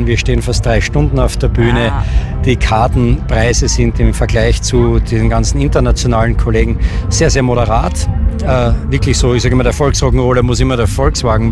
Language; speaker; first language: German; native; German